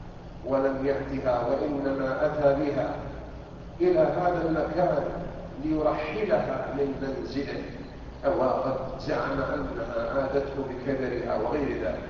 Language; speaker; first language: Arabic; native; Arabic